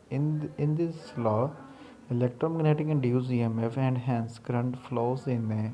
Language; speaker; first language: English; non-native, local second language; Punjabi